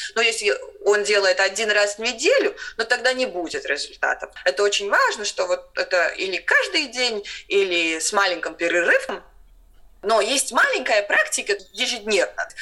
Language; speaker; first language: Russian; non-native, local second language; Latvian